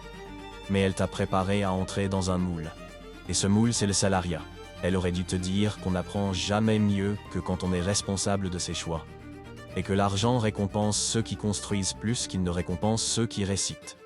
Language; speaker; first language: French; native; French